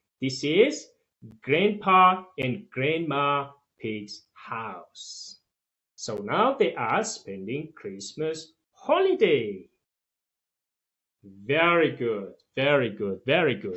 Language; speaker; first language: English; non-native, fluent; Tajik